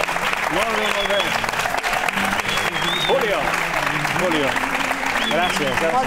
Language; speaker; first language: Catalan; native; Catalan